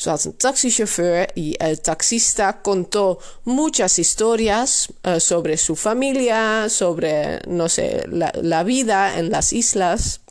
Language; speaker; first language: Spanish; non-native, fluent; Dutch